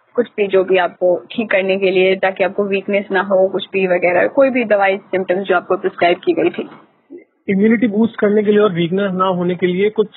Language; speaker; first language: Hindi; native; Hindi